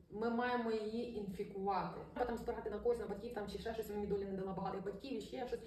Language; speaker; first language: Ukrainian; non-native, local second language; Russian